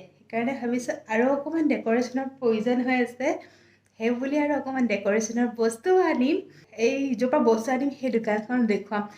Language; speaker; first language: Assamese; native; Assamese